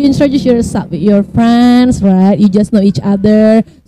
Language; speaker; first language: English; non-native, fluent; Indonesian